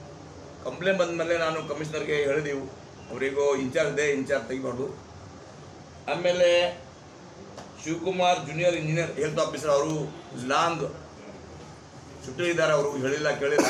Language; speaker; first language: Kannada; non-native, local second language; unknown